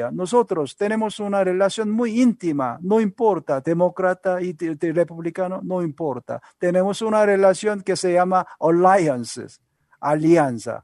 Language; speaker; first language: Spanish; non-native, learner; Korean